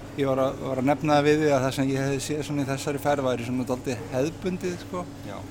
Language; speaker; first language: Icelandic; native; Icelandic